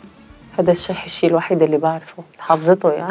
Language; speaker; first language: Arabic; native; Arabic